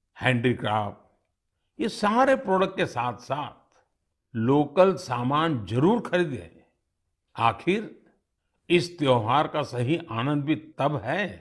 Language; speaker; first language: Hindi; non-native, local second language; Gujarati